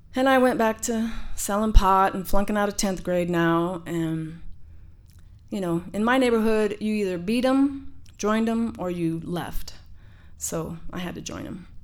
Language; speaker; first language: English; native; English